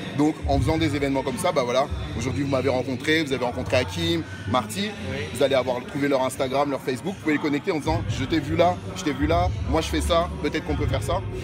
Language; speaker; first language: French; early bilingual, other home language; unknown